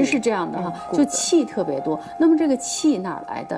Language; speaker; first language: Chinese; native; Chinese